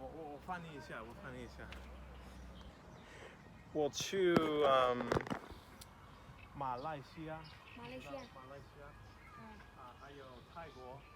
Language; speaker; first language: Chinese; non-native, learner; English